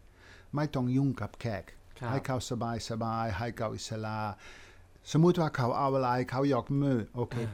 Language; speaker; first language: Thai; non-native, fluent; Dutch